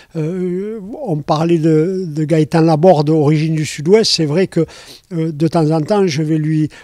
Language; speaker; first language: French; native; French